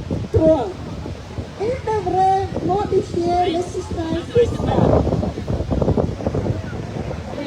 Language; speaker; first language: French; non-native, fluent; Khmer